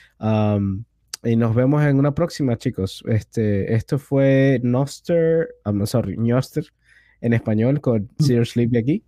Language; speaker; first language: Spanish; native; Spanish